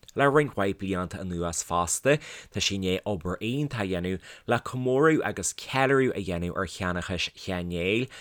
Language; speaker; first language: Irish; native; Irish